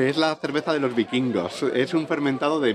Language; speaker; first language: Spanish; native; Spanish